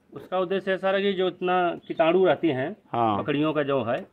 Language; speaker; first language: Hindi; native; Hindi